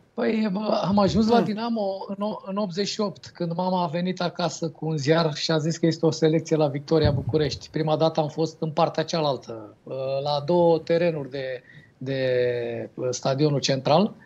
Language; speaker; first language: Romanian; native; Romanian